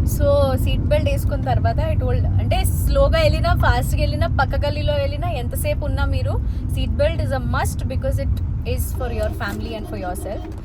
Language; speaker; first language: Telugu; non-native, fluent; Hindi